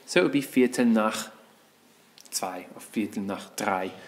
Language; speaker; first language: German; non-native, fluent; English